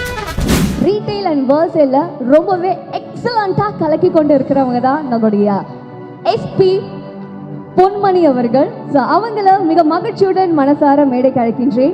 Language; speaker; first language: Tamil; native; Tamil